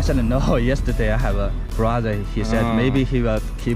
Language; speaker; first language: English; non-native, learner; Chinese